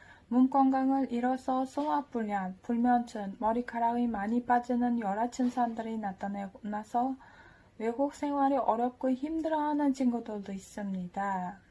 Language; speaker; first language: Korean; non-native, learner; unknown